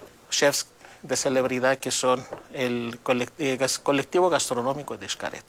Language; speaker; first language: Spanish; non-native, fluent; Greek